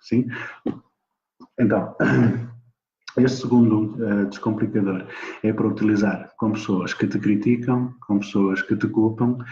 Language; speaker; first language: Portuguese; native; Portuguese